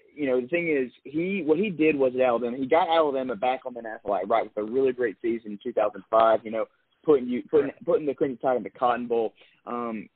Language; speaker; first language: English; native; English